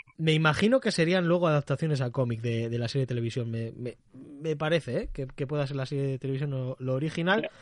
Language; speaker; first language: Spanish; native; Spanish